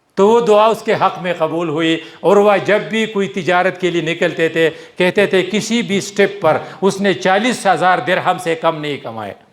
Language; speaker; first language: Urdu; non-native, local second language; Pashto